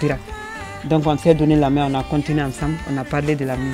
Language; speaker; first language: French; non-native, local second language; Bambara